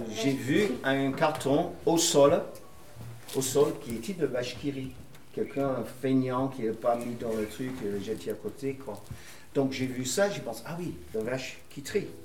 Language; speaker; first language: French; non-native, fluent; English